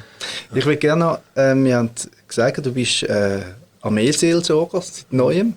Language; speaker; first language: German; native; German